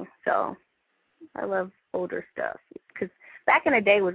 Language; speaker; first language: English; native; English